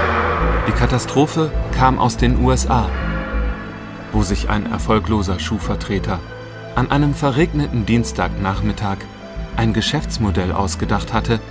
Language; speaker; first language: German; native; German